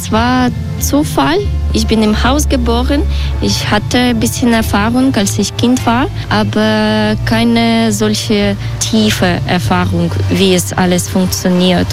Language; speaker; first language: German; non-native, fluent; Belarusian